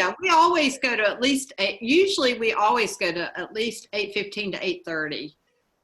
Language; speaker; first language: English; native; English